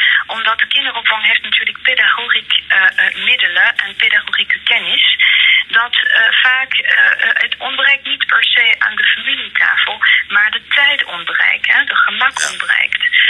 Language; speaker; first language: Dutch; non-native, fluent; French